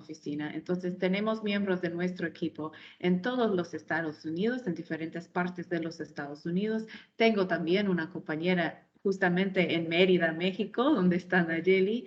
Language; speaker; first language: Spanish; non-native, fluent; English